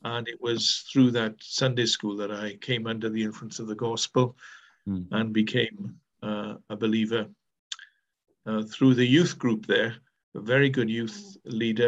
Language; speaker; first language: English; native; English